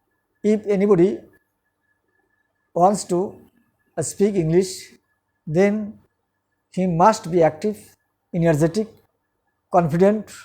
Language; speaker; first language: English; non-native, local second language; Bangla